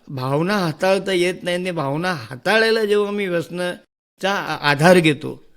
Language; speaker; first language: Marathi; non-native, local second language; Hindi